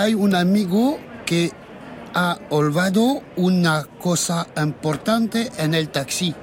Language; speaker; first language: Spanish; non-native, learner; French